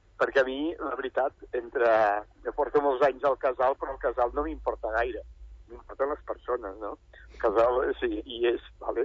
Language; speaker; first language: Catalan; native; Catalan